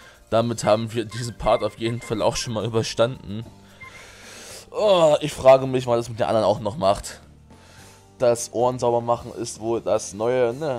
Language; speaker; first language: German; native; German